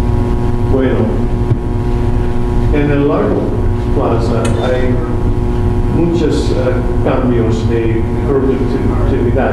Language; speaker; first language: Spanish; non-native, learner; English